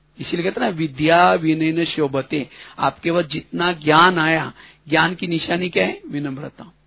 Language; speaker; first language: Hindi; non-native, local second language; Marathi